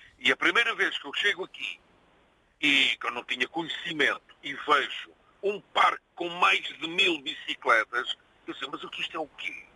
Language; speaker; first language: Portuguese; native; Portuguese